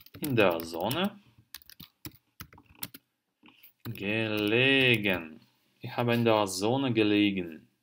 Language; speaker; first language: German; non-native, fluent; Russian